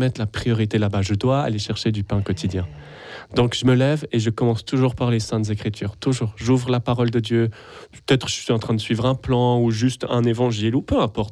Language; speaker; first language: French; native; French